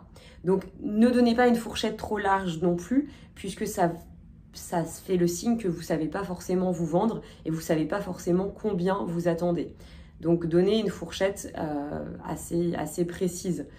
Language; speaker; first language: French; native; French